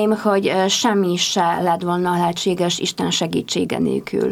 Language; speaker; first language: Hungarian; non-native, fluent; Polish